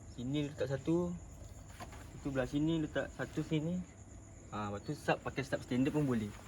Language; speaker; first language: Malay; native; Malay